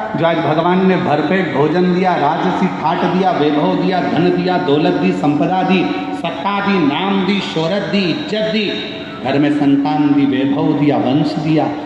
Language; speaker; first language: Hindi; native; Hindi